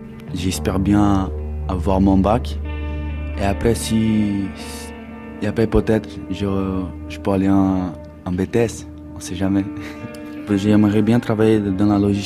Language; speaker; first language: French; non-native, fluent; Portuguese